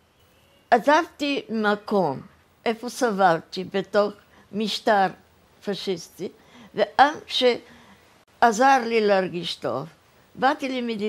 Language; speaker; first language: Hebrew; early bilingual, other home language; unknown